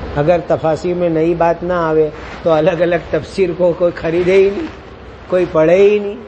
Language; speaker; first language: Urdu; non-native, local second language; Gujarati